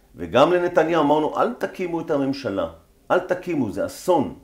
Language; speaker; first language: Hebrew; native; Hebrew